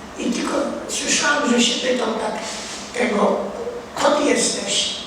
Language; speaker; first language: Polish; native; Polish